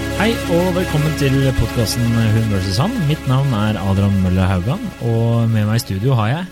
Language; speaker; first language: Norwegian; native; Norwegian